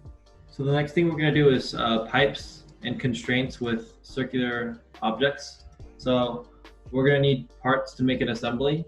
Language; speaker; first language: English; native; English